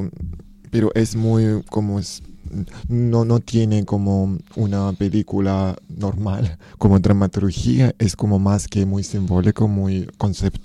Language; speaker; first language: Spanish; non-native, learner; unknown